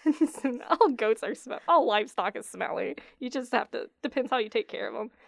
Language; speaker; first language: English; native; English